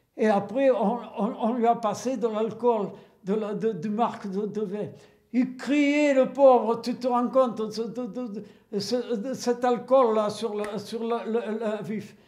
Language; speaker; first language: French; native; French